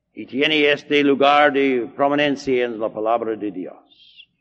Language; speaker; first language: Spanish; non-native, learner; English